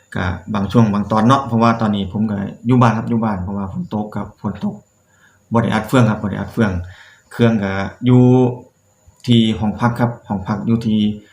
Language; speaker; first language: Thai; native; Thai